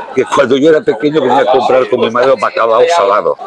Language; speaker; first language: Spanish; native; Spanish